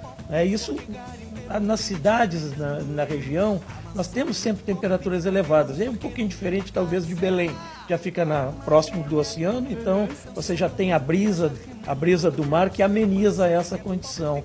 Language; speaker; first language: Portuguese; native; Portuguese